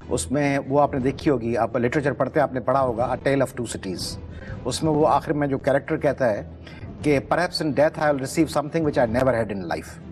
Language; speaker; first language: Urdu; non-native, local second language; Sindhi